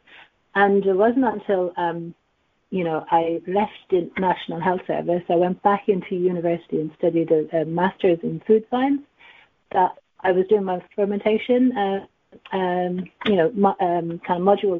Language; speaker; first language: English; native; English